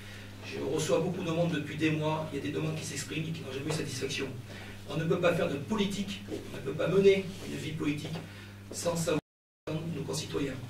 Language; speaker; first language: French; native; French